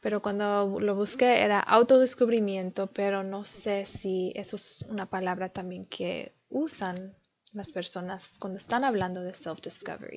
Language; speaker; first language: Spanish; early bilingual, heritage; Spanish